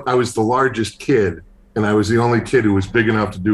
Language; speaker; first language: English; native; English